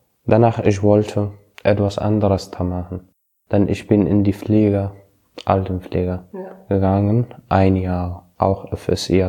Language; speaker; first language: German; non-native, learner; Arabic